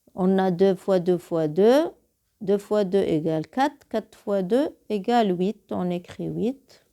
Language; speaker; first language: French; non-native, local second language; Arabic